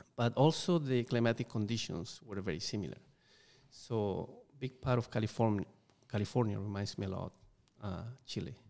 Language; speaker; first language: English; non-native, fluent; Spanish